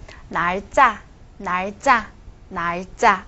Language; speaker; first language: Korean; non-native, fluent; Chinese